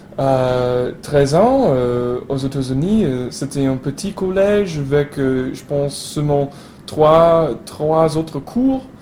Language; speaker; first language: French; non-native, learner; English